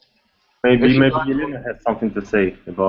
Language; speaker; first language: English; non-native, fluent; Russian